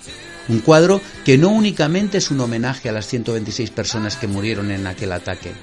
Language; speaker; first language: Spanish; native; Spanish